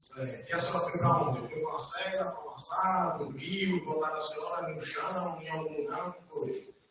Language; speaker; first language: Portuguese; native; Portuguese